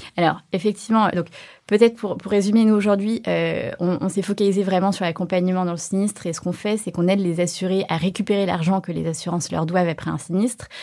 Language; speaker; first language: French; early bilingual, other home language; Chinese